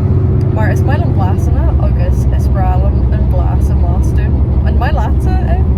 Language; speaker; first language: Irish; non-native, local second language; English